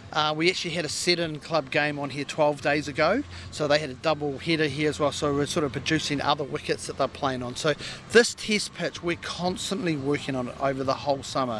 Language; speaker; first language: English; native; English